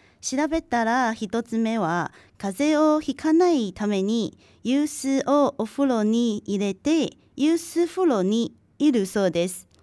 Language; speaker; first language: Japanese; non-native, fluent; Chinese